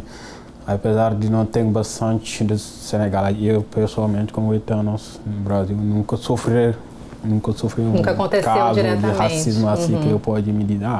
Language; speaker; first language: Portuguese; non-native, fluent; Wolof